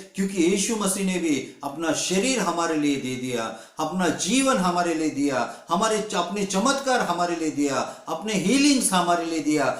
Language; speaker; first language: Hindi; non-native, local second language; Kannada